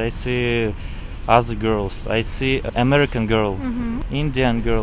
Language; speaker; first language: English; non-native, learner; Kazakh